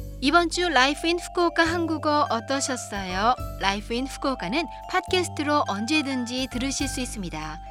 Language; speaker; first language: Korean; native; Korean